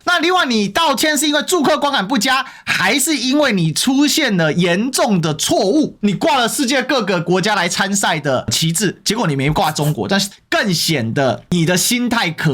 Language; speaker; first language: Chinese; native; Chinese